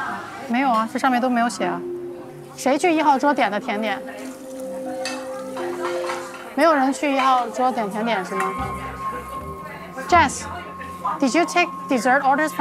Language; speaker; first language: Chinese; native; Chinese